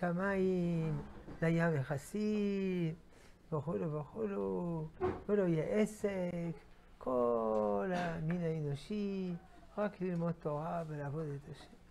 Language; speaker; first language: Hebrew; non-native, fluent; French